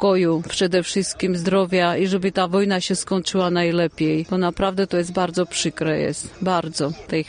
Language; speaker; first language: Polish; non-native, fluent; Armenian